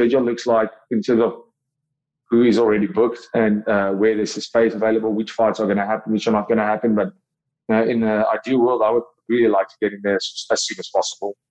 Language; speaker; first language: English; non-native, local second language; Afrikaans